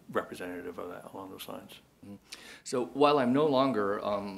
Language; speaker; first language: English; native; English